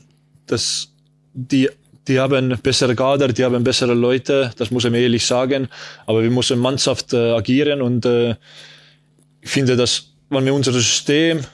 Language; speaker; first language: German; non-native, learner; Estonian